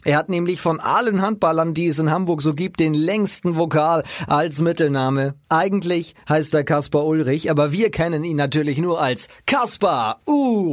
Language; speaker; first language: German; native; German